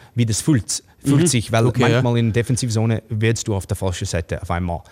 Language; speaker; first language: German; non-native, fluent; English